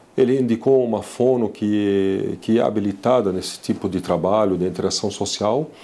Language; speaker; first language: Portuguese; non-native, fluent; Arabic